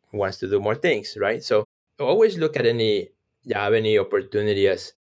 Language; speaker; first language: English; non-native, fluent; Spanish